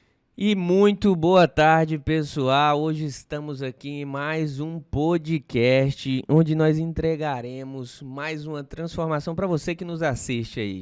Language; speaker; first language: Portuguese; native; Portuguese